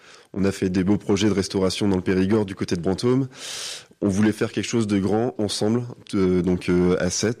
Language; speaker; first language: French; native; French